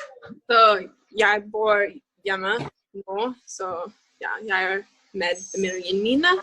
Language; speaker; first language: Norwegian; non-native, learner; English